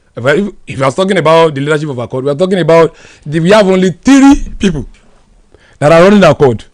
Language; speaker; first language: English; non-native, local second language; Yoruba